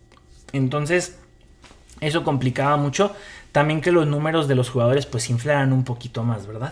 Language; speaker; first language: Spanish; native; Spanish